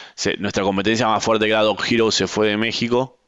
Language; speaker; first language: Spanish; native; Spanish